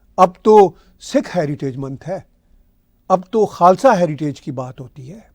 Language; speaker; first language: Urdu; non-native, local second language; Punjabi